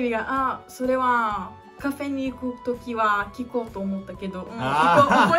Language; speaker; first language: Japanese; non-native, learner; Portuguese